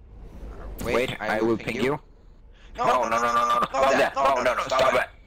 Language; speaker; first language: English; non-native, learner; German